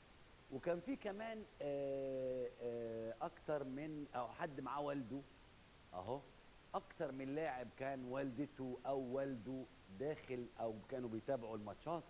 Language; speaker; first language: Arabic; native; Arabic